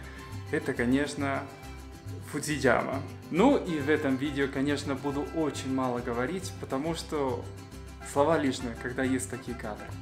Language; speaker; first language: Russian; non-native, fluent; Spanish